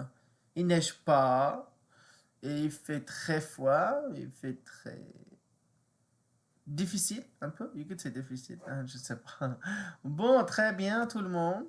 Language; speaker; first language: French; non-native, learner; English